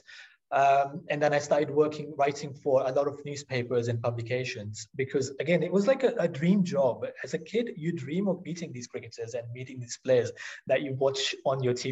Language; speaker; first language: English; non-native, local second language; Urdu